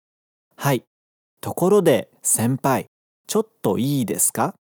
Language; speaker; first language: Japanese; non-native, fluent; Portuguese